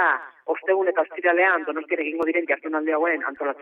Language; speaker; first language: Basque; native; Basque